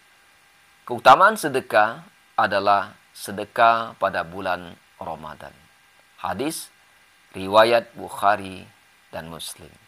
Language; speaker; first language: Indonesian; native; Indonesian